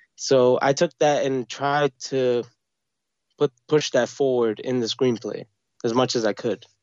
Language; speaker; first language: English; native; English